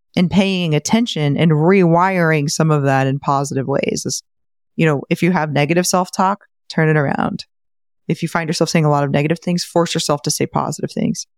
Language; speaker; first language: English; native; English